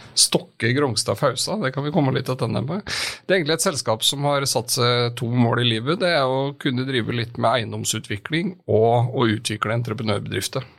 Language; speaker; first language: Norwegian; native; Norwegian